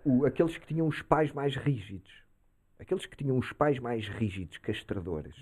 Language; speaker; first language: Portuguese; early bilingual, heritage; Portuguese